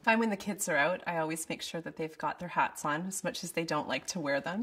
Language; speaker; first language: English; native; English